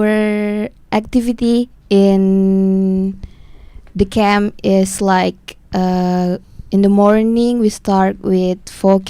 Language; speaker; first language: English; non-native, learner; Indonesian